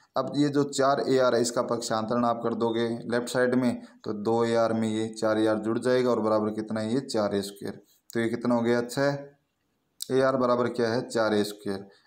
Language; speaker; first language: Hindi; native; Hindi